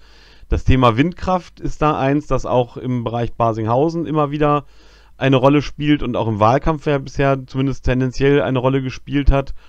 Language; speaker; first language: German; native; German